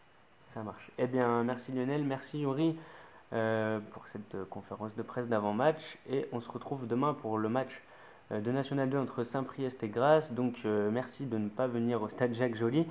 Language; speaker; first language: French; native; French